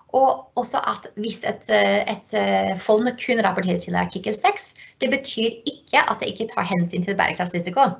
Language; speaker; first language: Norwegian; non-native, fluent; English